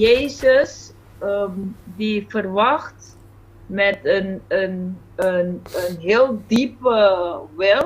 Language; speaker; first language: Dutch; non-native, fluent; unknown